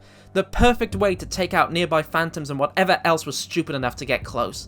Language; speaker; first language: English; native; English